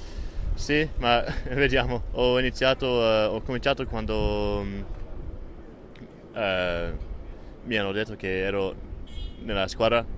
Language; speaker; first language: Italian; non-native, learner; English